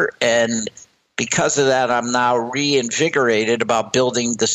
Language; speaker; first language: English; native; English